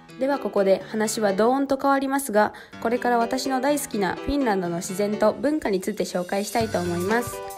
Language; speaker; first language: Japanese; native; Japanese